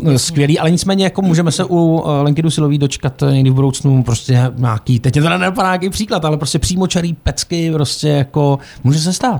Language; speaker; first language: Czech; native; Czech